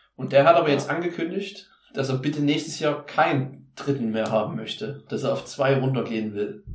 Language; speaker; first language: German; native; German